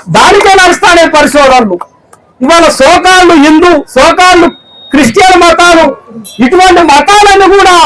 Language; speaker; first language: Telugu; non-native, local second language; Koya